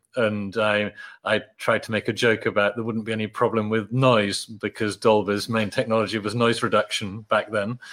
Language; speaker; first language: English; native; English